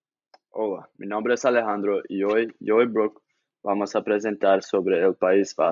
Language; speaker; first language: Spanish; non-native, learner; English